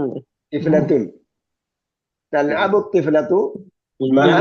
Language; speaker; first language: Arabic; non-native, fluent; Malayalam